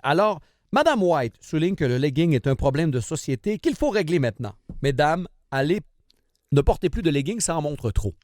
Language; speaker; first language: French; native; French